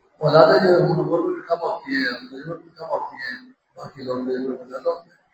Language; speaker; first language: Urdu; non-native, local second language; Pashto